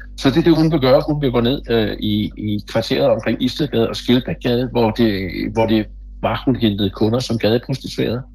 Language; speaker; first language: Danish; native; Danish